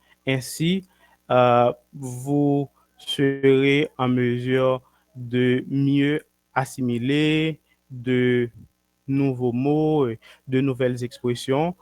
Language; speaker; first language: French; non-native, local second language; Haitian Creole